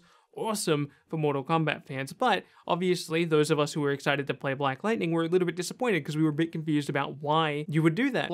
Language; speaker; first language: English; native; English